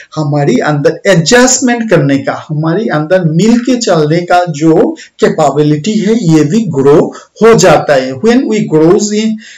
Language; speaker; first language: Hindi; non-native, local second language; Bangla